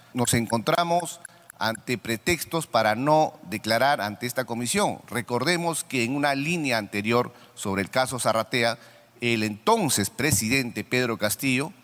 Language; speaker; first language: Spanish; native; Spanish